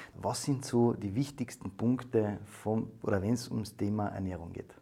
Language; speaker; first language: German; native; German